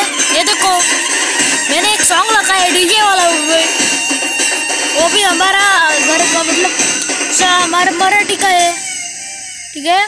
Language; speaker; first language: Hindi; native; Hindi